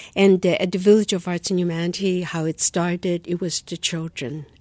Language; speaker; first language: English; non-native, fluent; Chinese